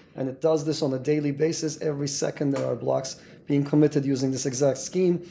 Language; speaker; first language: English; non-native, fluent; Turkish